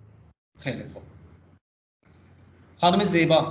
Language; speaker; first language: Persian; non-native, fluent; Urdu